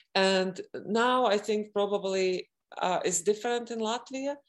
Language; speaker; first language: English; non-native, fluent; Latvian